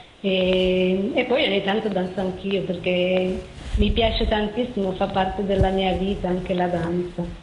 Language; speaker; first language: Italian; native; Italian